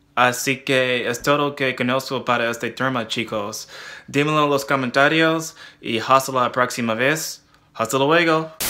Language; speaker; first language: Spanish; non-native, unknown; English